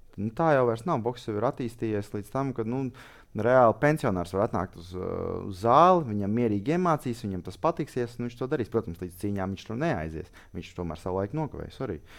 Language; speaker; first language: Latvian; native; Latvian